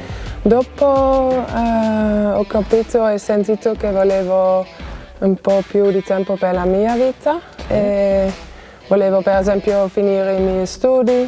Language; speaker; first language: Italian; non-native, fluent; Dutch